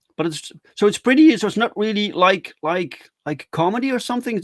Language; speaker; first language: English; non-native, fluent; Dutch